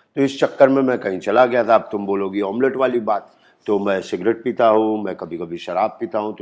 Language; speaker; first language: Hindi; native; Hindi